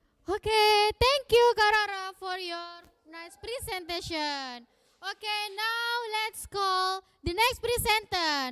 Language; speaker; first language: English; non-native, fluent; Indonesian